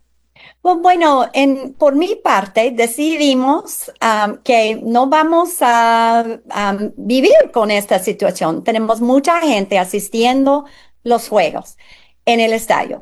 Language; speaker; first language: Spanish; non-native, fluent; English